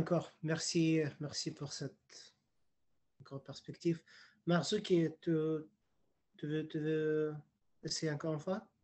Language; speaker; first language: French; non-native, fluent; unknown